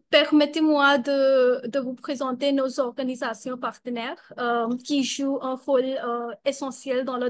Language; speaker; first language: French; non-native, learner; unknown